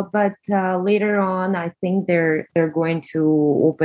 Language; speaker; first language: English; non-native, fluent; Russian